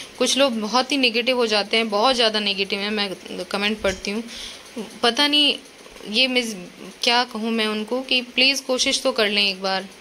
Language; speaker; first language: Hindi; native; Hindi